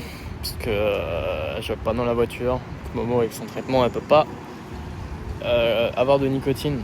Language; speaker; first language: French; native; French